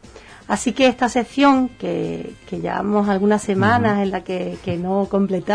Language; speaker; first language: Spanish; native; Spanish